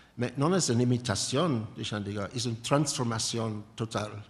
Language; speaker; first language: Spanish; non-native, learner; English